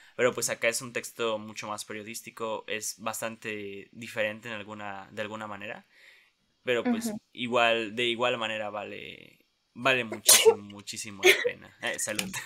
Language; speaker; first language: Spanish; native; Spanish